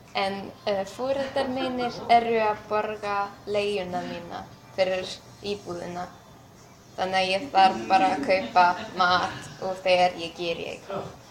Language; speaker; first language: Icelandic; non-native, learner; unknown